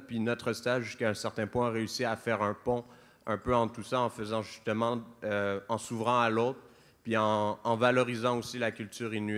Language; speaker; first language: French; native; French